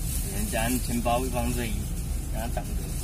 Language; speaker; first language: Chinese; native; Chinese